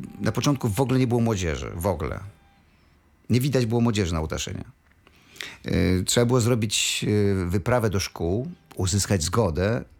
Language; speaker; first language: Polish; native; Polish